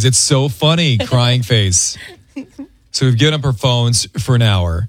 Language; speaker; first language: English; native; English